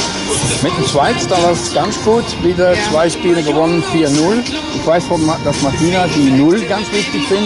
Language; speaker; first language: German; non-native, learner; Dutch